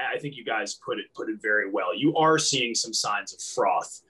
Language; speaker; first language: English; native; English